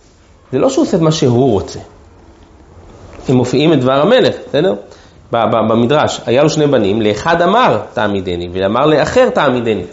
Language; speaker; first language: Hebrew; native; Hebrew